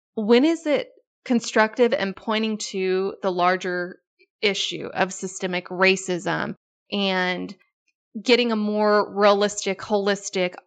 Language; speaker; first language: English; native; English